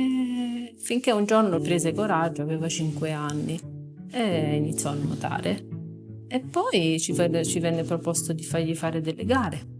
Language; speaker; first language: Italian; native; Italian